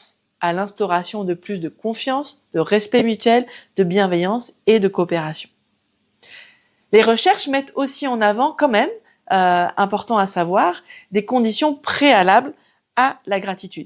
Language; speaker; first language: French; native; French